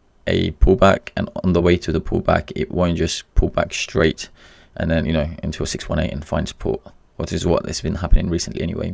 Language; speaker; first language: English; native; English